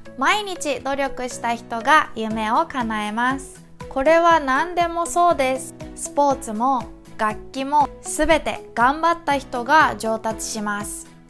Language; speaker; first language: Japanese; native; Japanese